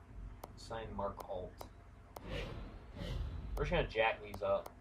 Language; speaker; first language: English; native; English